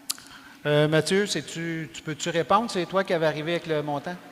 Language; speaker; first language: French; native; French